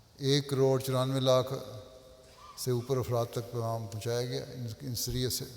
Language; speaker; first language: Urdu; native; Urdu